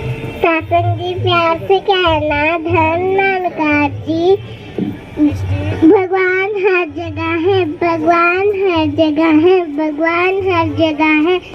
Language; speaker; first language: Hindi; native; Hindi